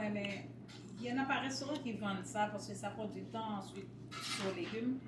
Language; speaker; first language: French; non-native, local second language; Haitian Creole